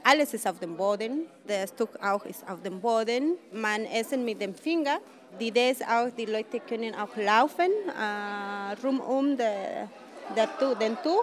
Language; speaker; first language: German; non-native, learner; Spanish